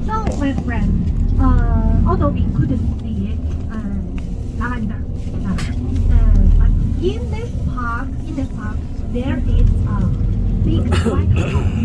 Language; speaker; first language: English; non-native, learner; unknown